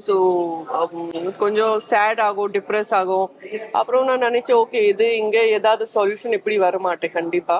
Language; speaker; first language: Tamil; non-native, fluent; Gujarati